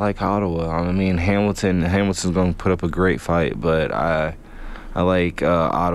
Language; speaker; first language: English; native; English